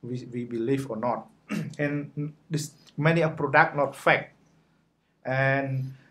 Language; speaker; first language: English; non-native, learner; Khmer